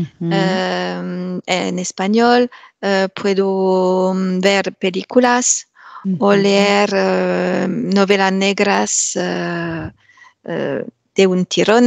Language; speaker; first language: Spanish; non-native, learner; French